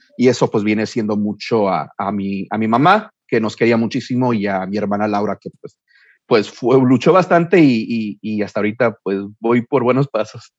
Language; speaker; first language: Spanish; early bilingual, heritage; Spanish